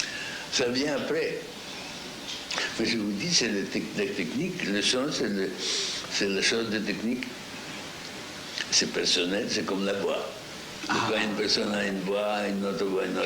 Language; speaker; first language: French; non-native, fluent; Russian